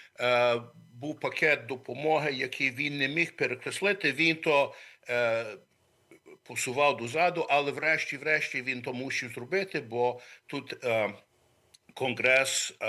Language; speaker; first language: Ukrainian; early bilingual, heritage; Ukrainian